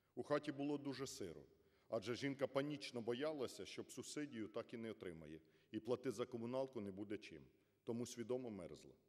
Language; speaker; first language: Ukrainian; native; Ukrainian